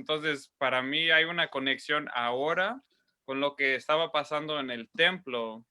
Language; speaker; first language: Spanish; non-native, fluent; English